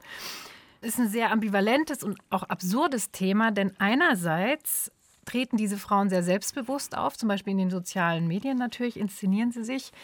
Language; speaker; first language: German; native; German